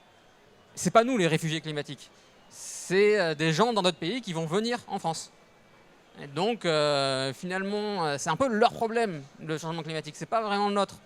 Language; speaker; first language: French; native; French